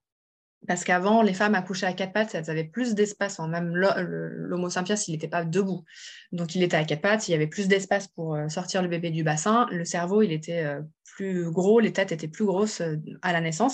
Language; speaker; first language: French; native; French